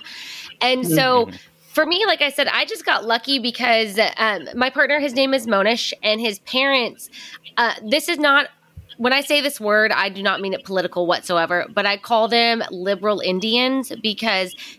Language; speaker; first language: English; native; English